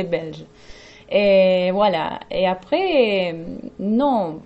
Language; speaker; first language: French; non-native, fluent; Spanish